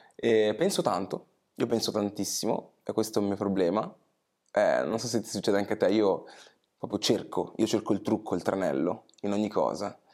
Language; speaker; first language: Italian; early bilingual, other home language; Portuguese